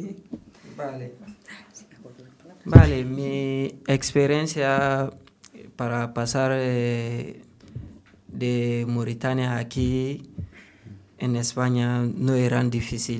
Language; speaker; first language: Spanish; non-native, learner; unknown